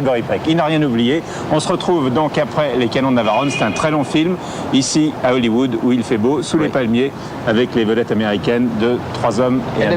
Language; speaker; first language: French; native; French